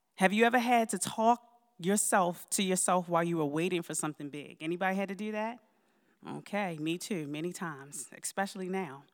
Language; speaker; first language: English; native; English